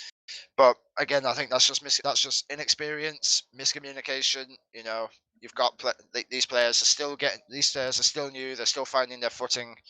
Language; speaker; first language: English; native; English